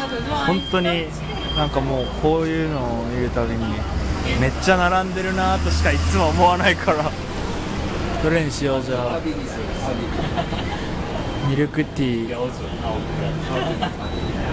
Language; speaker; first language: Japanese; native; Japanese